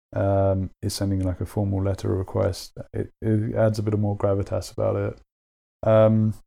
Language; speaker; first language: English; native; English